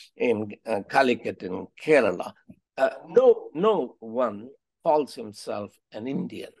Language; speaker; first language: English; non-native, local second language; Hindi